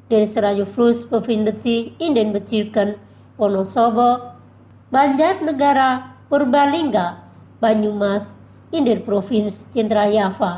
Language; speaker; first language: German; non-native, fluent; Indonesian